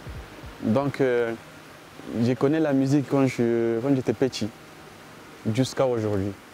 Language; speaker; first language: French; non-native, learner; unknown